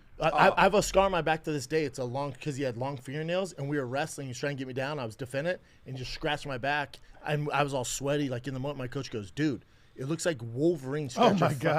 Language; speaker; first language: English; native; English